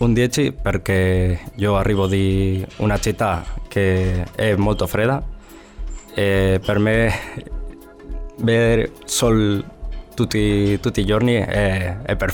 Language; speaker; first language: Italian; non-native, learner; Spanish